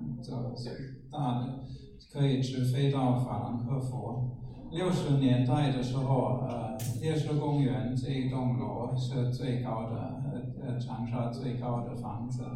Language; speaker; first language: Chinese; non-native, fluent; German